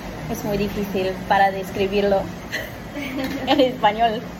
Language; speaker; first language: Spanish; non-native, learner; English